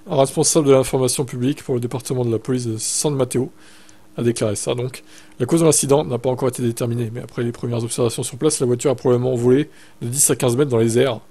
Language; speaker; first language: French; native; French